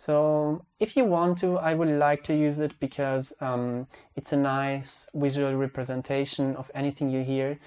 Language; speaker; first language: English; non-native, fluent; Hungarian